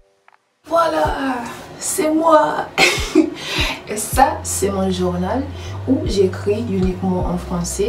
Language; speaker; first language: French; non-native, learner; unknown